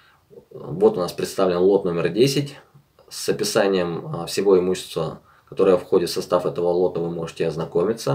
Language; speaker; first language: Russian; native; Russian